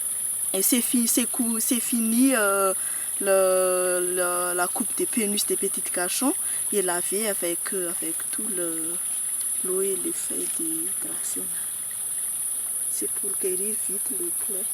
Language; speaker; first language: French; non-native, local second language; Malagasy